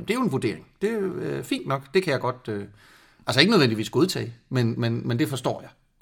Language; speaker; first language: Danish; native; Danish